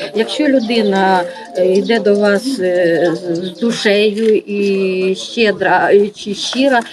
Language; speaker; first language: Ukrainian; native; Ukrainian